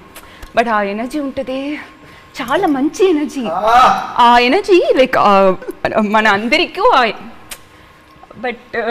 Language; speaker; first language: Telugu; non-native, learner; Tamil